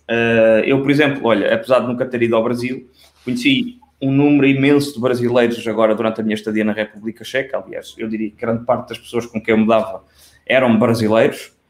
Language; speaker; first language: Portuguese; native; Portuguese